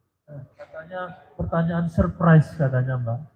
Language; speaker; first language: Indonesian; native; Indonesian